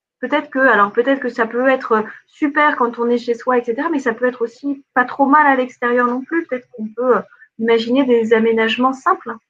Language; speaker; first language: French; native; French